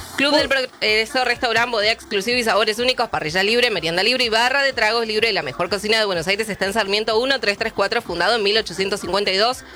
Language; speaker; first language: Spanish; native; Spanish